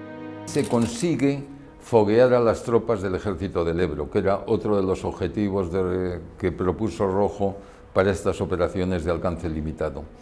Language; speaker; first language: Spanish; native; Spanish